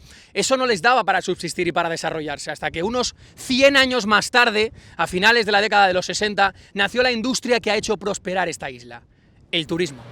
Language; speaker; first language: Spanish; native; Spanish